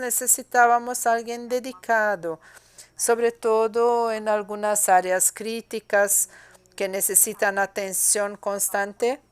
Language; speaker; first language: Spanish; non-native, fluent; Portuguese